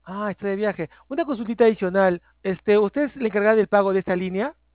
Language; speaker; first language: Spanish; native; Spanish